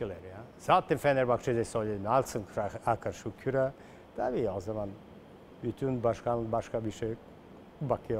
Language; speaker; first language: Turkish; non-native, learner; Serbian